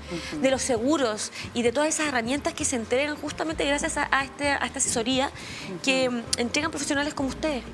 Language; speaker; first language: Spanish; native; Spanish